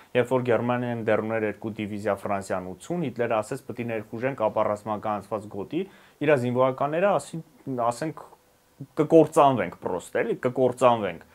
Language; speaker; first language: Armenian; native; Armenian